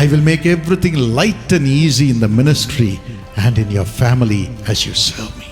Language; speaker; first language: English; non-native, local second language; Tamil